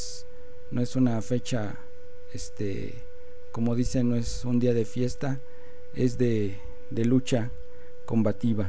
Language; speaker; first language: Spanish; native; Spanish